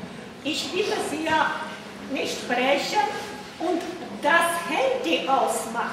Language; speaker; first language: German; non-native, fluent; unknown